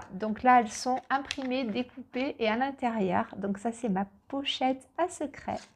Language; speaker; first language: French; native; French